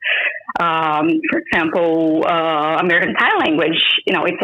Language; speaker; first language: English; non-native, fluent; Portuguese